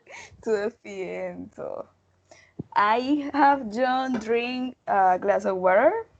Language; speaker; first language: English; non-native, learner; Spanish